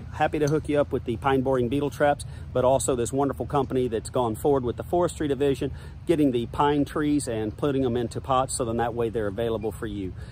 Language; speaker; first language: English; native; English